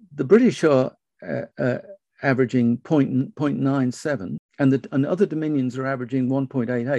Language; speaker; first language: English; native; English